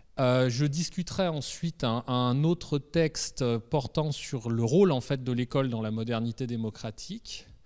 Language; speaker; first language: French; native; French